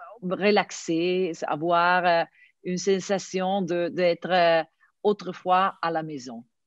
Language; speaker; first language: French; non-native, fluent; Italian